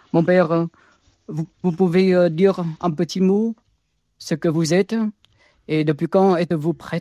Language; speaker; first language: French; non-native, fluent; Vietnamese